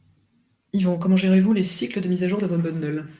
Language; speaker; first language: French; native; French